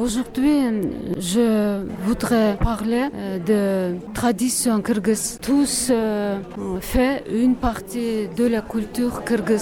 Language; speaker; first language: French; non-native, learner; Kyrgyz